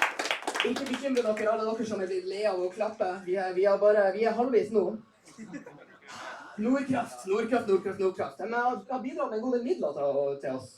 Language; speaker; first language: Norwegian; native; Norwegian